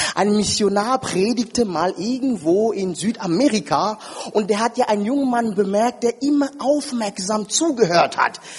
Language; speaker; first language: German; non-native, fluent; French